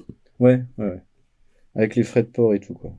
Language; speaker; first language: French; native; French